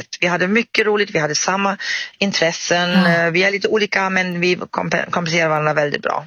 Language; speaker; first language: Swedish; non-native, fluent; German